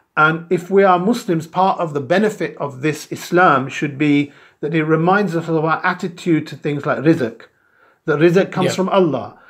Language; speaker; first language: English; native; English